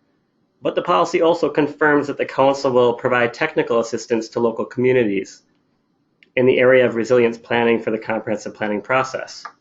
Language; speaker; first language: English; native; English